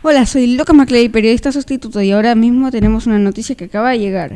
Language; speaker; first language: Spanish; native; Spanish